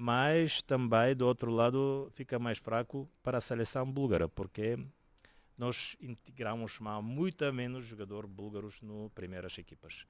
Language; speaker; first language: Portuguese; non-native, fluent; Bulgarian